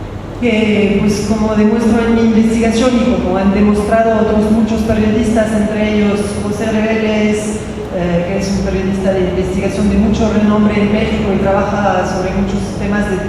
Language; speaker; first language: Spanish; non-native, fluent; French